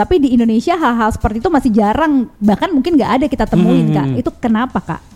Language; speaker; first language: Indonesian; native; Indonesian